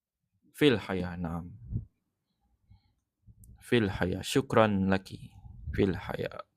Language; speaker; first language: Arabic; non-native, fluent; Malay